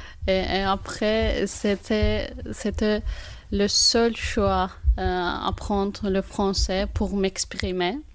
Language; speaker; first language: French; non-native, learner; Turkish